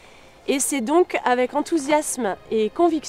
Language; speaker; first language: French; native; French